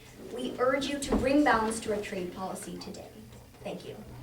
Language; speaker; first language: English; native; English